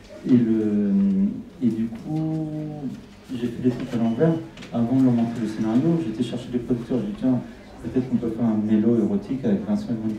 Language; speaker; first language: French; non-native, fluent; Spanish